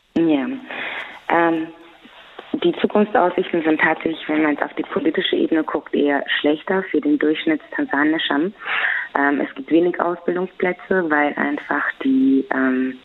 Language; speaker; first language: German; non-native, fluent; Swahili